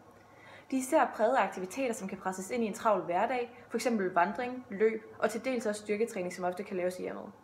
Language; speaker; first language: Danish; native; Danish